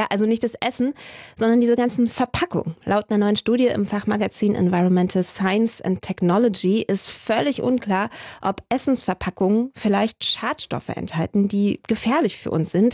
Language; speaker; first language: German; native; German